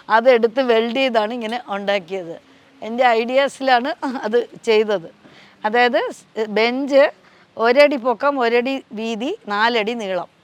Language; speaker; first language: Malayalam; non-native, local second language; Tamil